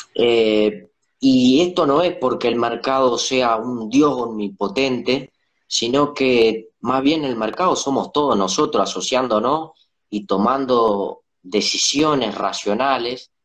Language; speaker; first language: Spanish; native; Spanish